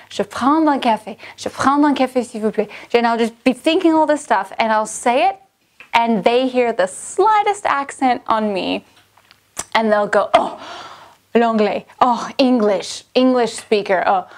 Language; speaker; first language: English; native; English